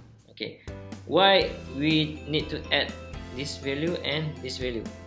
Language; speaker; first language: English; non-native, local second language; Malay